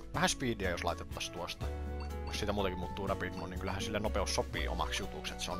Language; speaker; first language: Finnish; native; Finnish